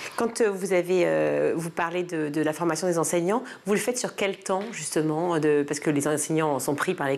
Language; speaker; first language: French; native; French